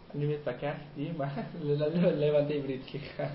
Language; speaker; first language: Hebrew; non-native, learner; Spanish